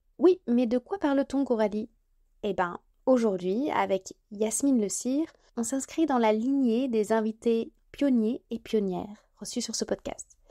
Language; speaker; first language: French; native; French